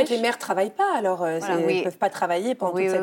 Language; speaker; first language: French; native; French